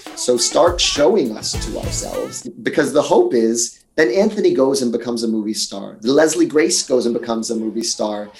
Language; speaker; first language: English; early bilingual, other home language; Spanish